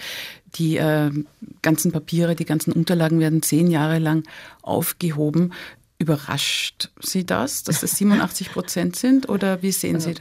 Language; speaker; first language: German; native; German